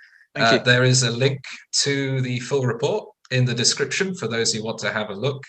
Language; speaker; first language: English; native; English